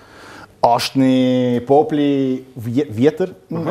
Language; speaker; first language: Albanian; non-native, learner; German